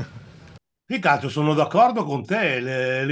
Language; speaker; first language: Italian; native; Italian